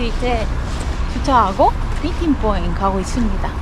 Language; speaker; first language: Korean; non-native, learner; Spanish